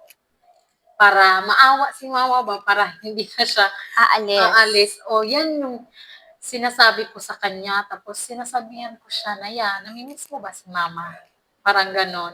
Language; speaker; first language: Filipino; non-native, local second language; Cebuano